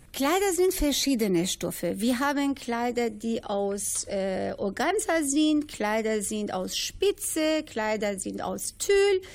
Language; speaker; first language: German; non-native, fluent; Persian